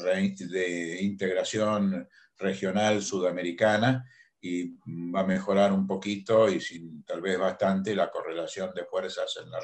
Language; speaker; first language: Spanish; native; Spanish